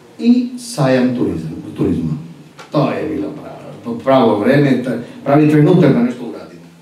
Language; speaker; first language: Serbian; non-native, fluent; Spanish